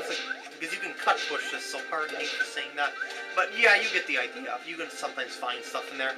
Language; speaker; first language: English; native; English